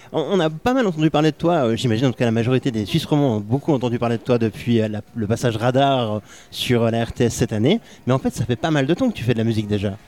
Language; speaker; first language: French; native; French